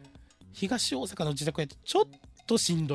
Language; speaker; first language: Japanese; native; Japanese